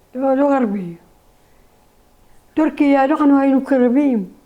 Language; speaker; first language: Hebrew; non-native, learner; Arabic